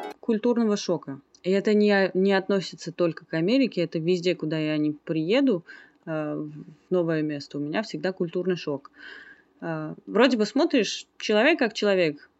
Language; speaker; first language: Russian; non-native, local second language; Armenian